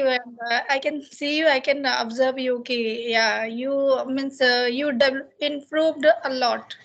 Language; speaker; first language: English; non-native, learner; Hindi